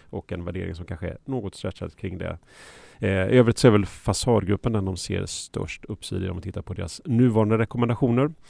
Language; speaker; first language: Swedish; native; Swedish